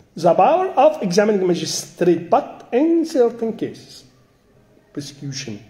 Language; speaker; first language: English; non-native, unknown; Arabic